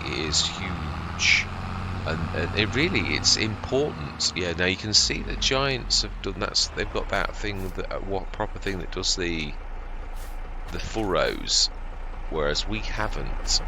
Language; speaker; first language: English; native; English